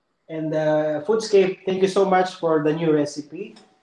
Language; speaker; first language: English; non-native, local second language; Filipino